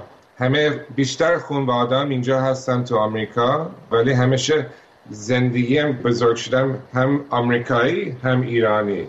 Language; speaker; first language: Persian; early bilingual, heritage; Persian